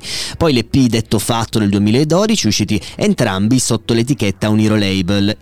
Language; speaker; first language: Italian; native; Italian